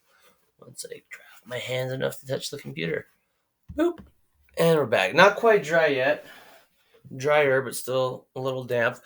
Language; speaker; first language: English; native; English